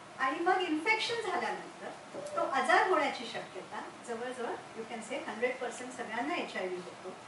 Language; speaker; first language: Marathi; non-native, local second language; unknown